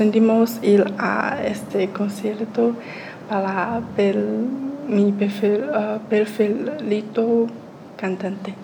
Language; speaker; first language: Spanish; non-native, learner; Chinese